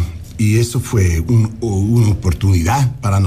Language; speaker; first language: Spanish; non-native, learner; English